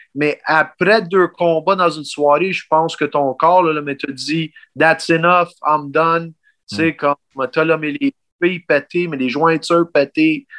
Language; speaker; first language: French; early bilingual, heritage; French